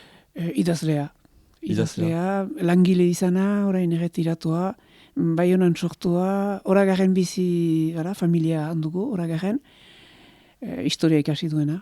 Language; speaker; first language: Basque; native; Basque